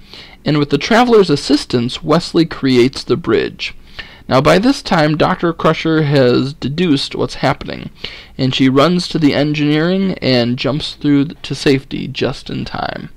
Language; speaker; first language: English; native; English